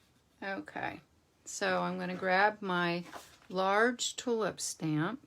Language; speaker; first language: English; native; English